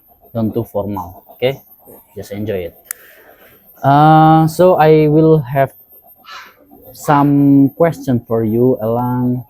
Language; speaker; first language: English; non-native, learner; Indonesian